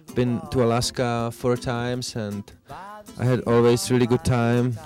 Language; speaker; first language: English; non-native, fluent; Czech